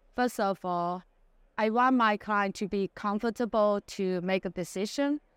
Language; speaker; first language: English; non-native, fluent; Chinese